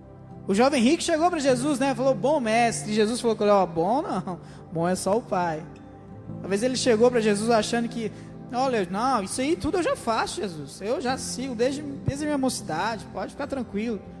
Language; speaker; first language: Portuguese; native; Portuguese